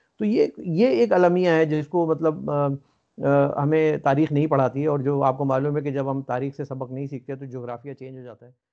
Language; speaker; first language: Urdu; native; Urdu